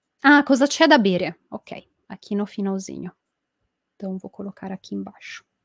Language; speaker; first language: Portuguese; non-native, fluent; Italian